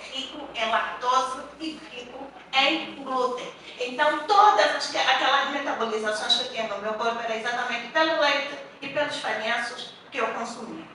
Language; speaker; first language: Portuguese; native; Portuguese